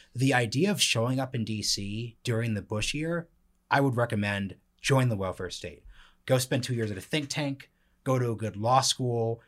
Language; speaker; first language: English; native; English